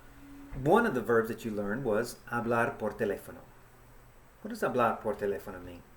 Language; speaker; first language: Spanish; non-native, fluent; English